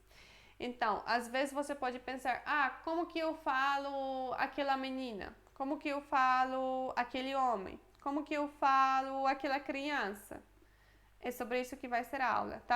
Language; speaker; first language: Portuguese; non-native, fluent; Polish